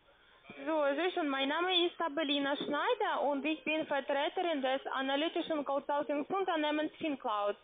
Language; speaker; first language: German; non-native, learner; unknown